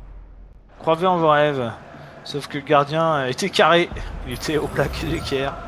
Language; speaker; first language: French; native; French